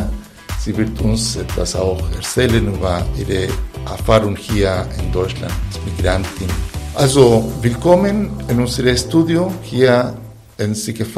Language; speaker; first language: German; non-native, fluent; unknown